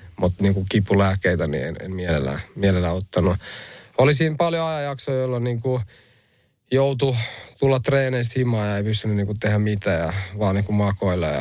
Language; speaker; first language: Finnish; early bilingual, other home language; Albanian